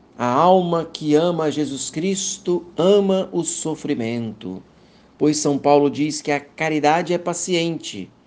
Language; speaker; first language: Portuguese; native; Portuguese